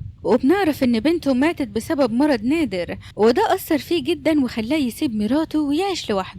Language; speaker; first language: Arabic; native; Arabic